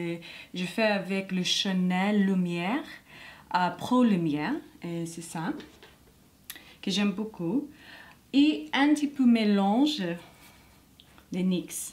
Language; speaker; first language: French; non-native, learner; English